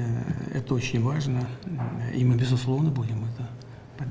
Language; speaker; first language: Russian; native; Russian